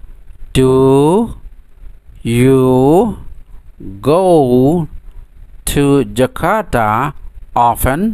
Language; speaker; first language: English; non-native, fluent; Indonesian